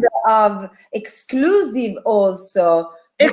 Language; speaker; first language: English; non-native, fluent; Italian